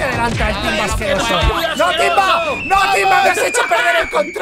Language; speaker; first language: Spanish; native; Spanish